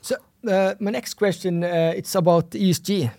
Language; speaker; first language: English; non-native, fluent; Norwegian